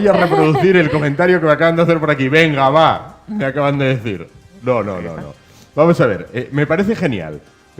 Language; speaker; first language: Spanish; native; Spanish